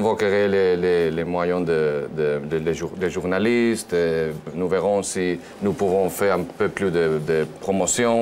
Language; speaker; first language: French; non-native, learner; Spanish